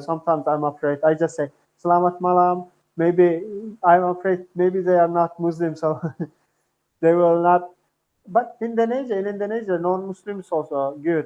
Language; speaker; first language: English; non-native, fluent; Turkmen